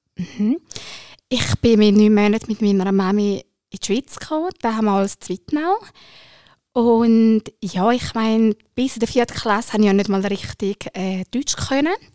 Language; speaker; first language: German; early bilingual, other home language; Albanian